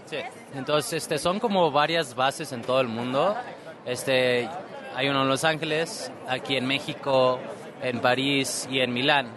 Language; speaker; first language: Spanish; early bilingual, heritage; Spanish